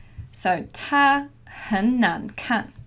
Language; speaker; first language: Chinese; non-native, fluent; English